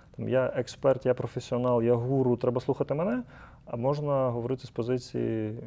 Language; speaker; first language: Ukrainian; native; Ukrainian